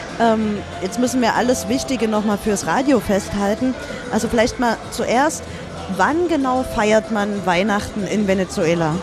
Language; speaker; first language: German; native; German